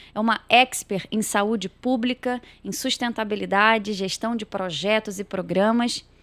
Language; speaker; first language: Portuguese; native; Portuguese